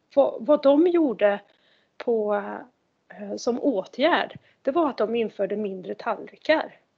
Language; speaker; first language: Swedish; native; Swedish